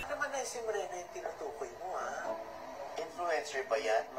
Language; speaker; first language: Filipino; native; Filipino